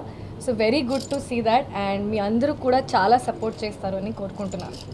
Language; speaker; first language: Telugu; non-native, fluent; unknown